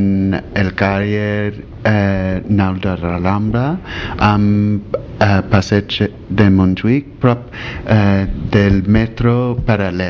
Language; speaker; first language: Catalan; non-native, learner; English